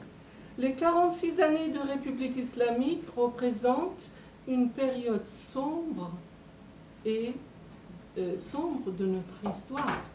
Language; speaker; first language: French; non-native, fluent; Persian